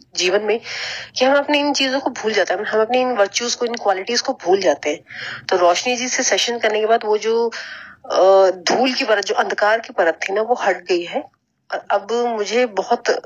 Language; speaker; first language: Hindi; native; Hindi